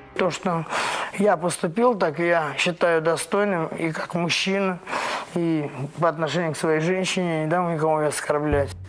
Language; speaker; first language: Russian; native; Russian